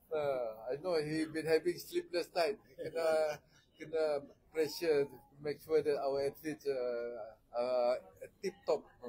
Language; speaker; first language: English; non-native, local second language; Malay